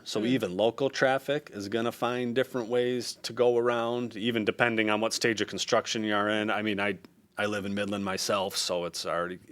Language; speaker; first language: English; native; English